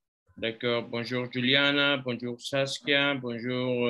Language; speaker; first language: French; non-native, fluent; Spanish